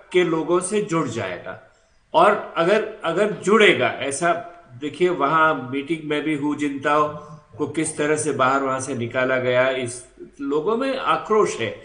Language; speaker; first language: Hindi; native; Hindi